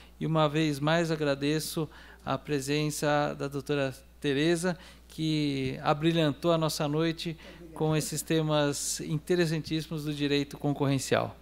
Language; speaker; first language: Portuguese; native; Portuguese